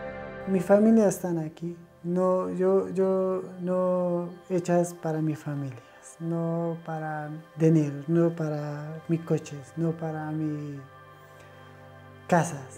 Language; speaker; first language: Spanish; non-native, learner; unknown